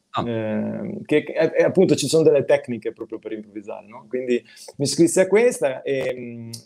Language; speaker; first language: Italian; native; Italian